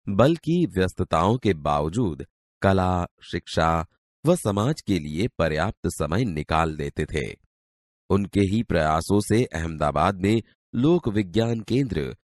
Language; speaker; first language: Hindi; non-native, local second language; Gujarati